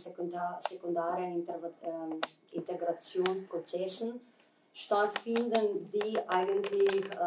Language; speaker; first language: German; non-native, fluent; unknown